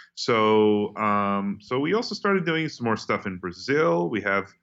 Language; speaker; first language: English; native; English